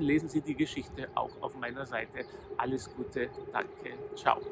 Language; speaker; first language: German; native; German